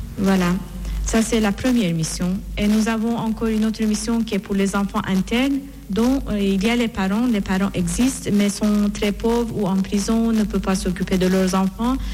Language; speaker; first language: French; non-native, fluent; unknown